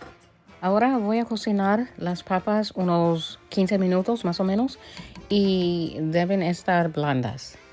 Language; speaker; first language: Spanish; early bilingual, heritage; English